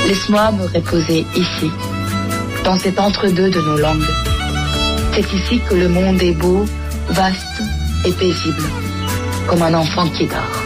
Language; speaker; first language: French; non-native, fluent; Greek